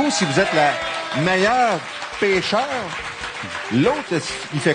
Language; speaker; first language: French; native; French